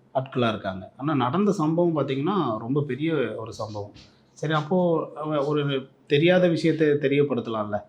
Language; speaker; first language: Tamil; native; Tamil